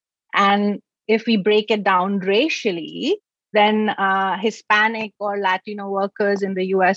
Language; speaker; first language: English; non-native, local second language; Hindi